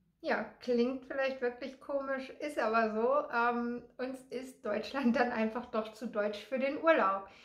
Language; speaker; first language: German; native; German